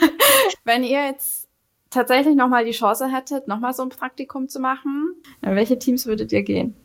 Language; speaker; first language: German; native; German